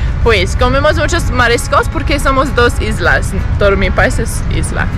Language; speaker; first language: Spanish; non-native, learner; English